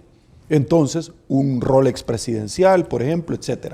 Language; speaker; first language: Spanish; native; Spanish